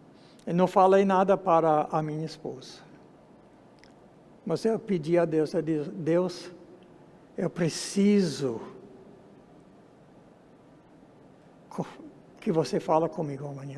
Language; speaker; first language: Portuguese; non-native, fluent; English